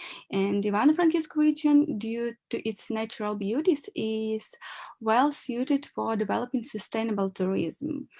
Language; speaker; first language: English; non-native, learner; Ukrainian